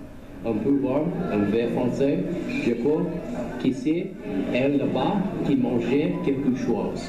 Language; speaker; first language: French; non-native, learner; English